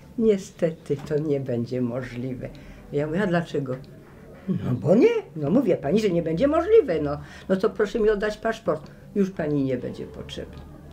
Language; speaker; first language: Polish; early bilingual, heritage; Polish